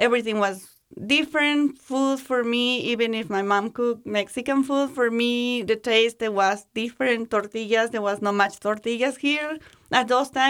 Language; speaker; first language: English; non-native, learner; Spanish